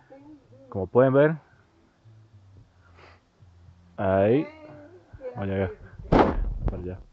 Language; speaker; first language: Spanish; native; Spanish